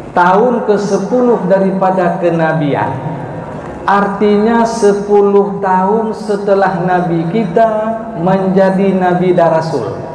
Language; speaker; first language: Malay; non-native, local second language; Achinese